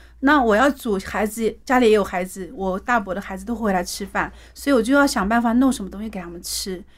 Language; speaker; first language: Chinese; native; Chinese